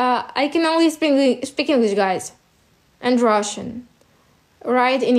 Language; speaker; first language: English; non-native, fluent; Russian